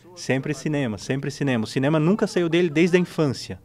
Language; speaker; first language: Portuguese; native; Portuguese